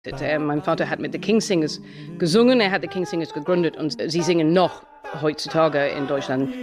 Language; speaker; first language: German; non-native, fluent; English